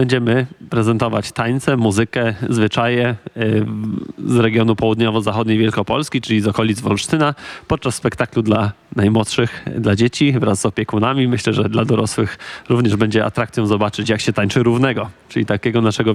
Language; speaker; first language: Polish; native; Polish